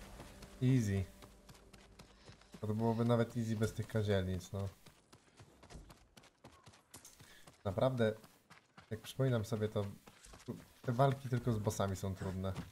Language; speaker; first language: Polish; native; Polish